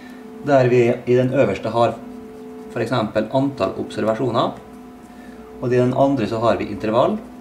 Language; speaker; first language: Norwegian; native; Norwegian